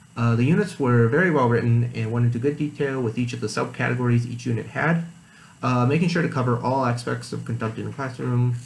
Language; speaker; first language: English; native; English